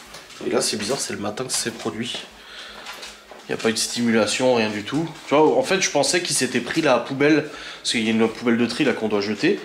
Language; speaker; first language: French; native; French